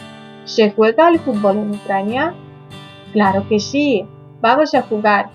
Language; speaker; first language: Spanish; non-native, learner; Ukrainian